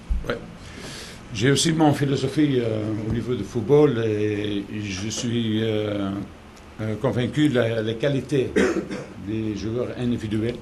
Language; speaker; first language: French; non-native, local second language; Dutch